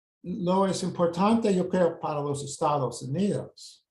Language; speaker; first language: Spanish; non-native, fluent; English